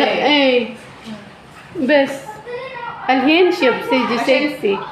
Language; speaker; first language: Arabic; non-native, learner; Filipino